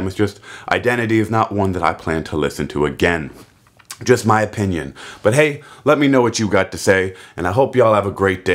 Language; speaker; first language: English; native; English